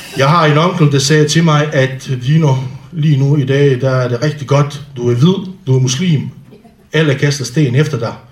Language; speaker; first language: Danish; non-native, fluent; Bosnian